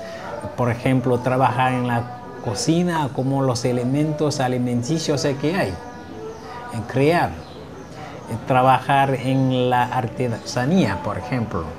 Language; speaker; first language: Spanish; non-native, fluent; Haitian Creole